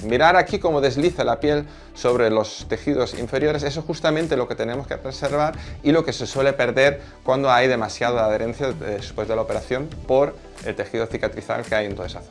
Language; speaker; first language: Spanish; native; Spanish